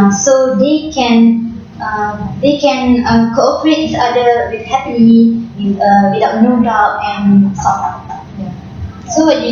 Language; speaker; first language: English; non-native, learner; Malay